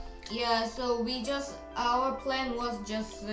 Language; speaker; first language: English; non-native, learner; Korean